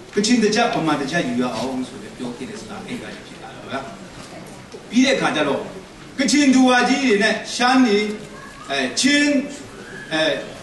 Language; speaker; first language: Burmese; non-native, local second language; Kachin